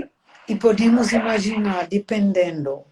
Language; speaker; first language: Portuguese; non-native, fluent; German